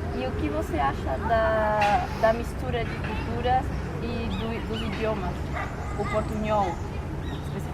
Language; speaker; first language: Portuguese; non-native, local second language; Spanish